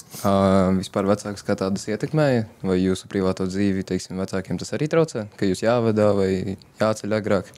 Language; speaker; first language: Latvian; native; Latvian